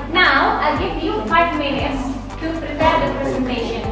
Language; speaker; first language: English; non-native, fluent; Indonesian